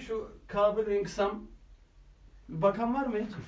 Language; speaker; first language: Turkish; native; Turkish